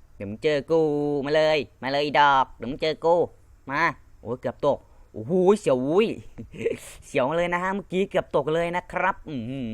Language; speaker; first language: Thai; non-native, local second language; Lao